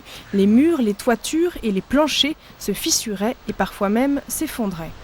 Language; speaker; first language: French; native; French